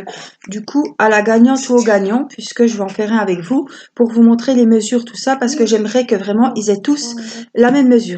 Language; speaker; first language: French; native; French